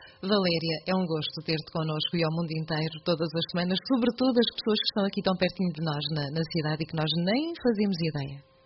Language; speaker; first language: Portuguese; native; Portuguese